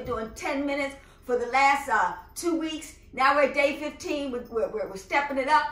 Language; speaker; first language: English; native; English